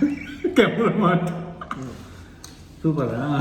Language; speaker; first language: Hindi; non-native, local second language; Tulu